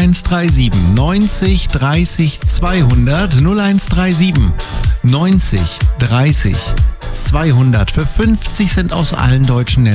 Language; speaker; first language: German; native; German